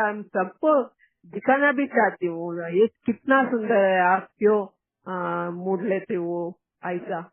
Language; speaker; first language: Hindi; non-native, local second language; Kannada